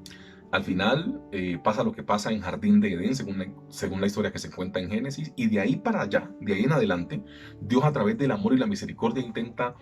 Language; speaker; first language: Spanish; native; Spanish